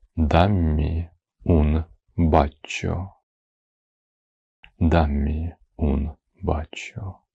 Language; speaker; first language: Italian; non-native, fluent; Ukrainian